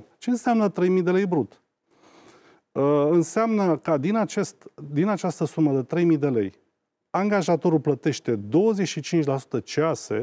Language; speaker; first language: Romanian; native; Romanian